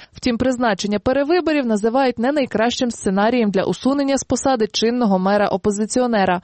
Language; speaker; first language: Ukrainian; native; Ukrainian